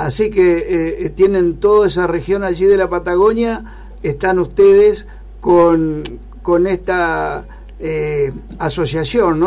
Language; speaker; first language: Spanish; native; Spanish